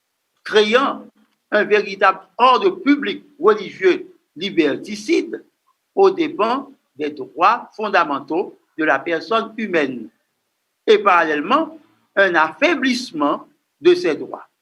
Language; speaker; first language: French; non-native, local second language; Haitian Creole